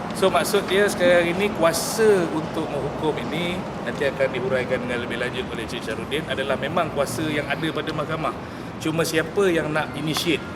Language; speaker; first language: Malay; native; Malay